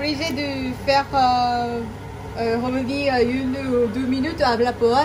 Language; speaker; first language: French; non-native, learner; Japanese